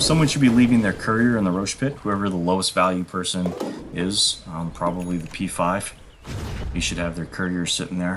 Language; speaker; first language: English; native; English